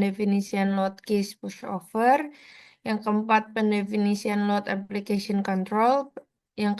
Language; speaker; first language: Indonesian; native; Indonesian